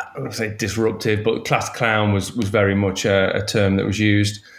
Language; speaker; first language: English; native; English